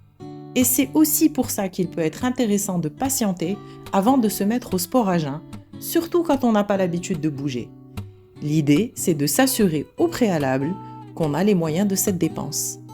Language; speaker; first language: French; native; French